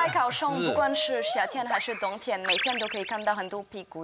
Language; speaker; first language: Chinese; non-native, fluent; French